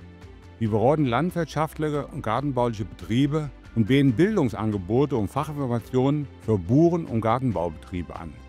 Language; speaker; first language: German; native; German